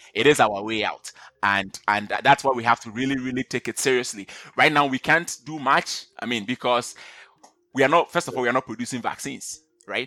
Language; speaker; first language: English; non-native, local second language; Akan